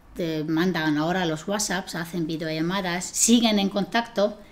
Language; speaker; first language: Spanish; non-native, fluent; Estonian